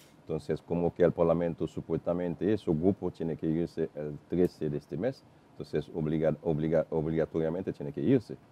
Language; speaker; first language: Spanish; non-native, fluent; Haitian Creole